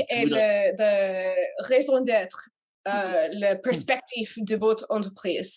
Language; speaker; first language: French; non-native, learner; English